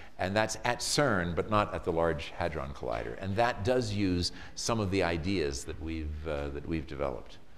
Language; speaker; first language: English; native; English